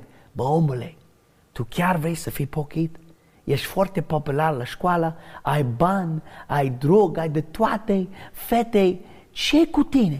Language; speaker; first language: Romanian; non-native, learner; English